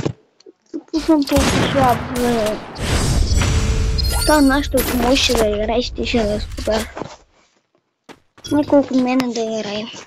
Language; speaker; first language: Bulgarian; native; Bulgarian